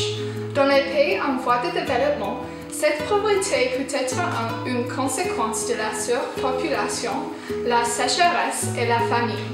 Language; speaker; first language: French; non-native, learner; English